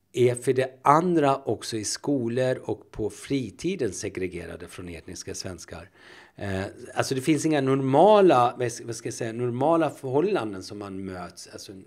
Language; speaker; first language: Swedish; early bilingual, other home language; Turoyo